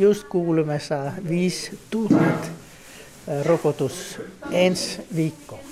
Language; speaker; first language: Finnish; non-native, learner; Danish